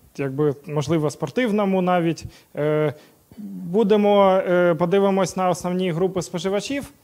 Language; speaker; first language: Ukrainian; non-native, local second language; Russian